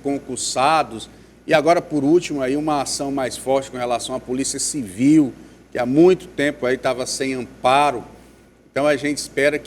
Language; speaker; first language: Portuguese; native; Portuguese